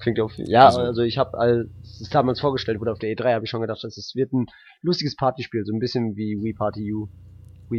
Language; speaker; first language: German; native; German